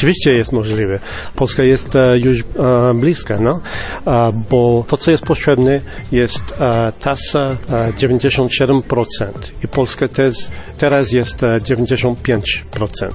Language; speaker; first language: Polish; non-native, fluent; English